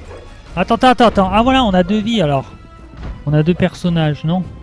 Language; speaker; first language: French; native; French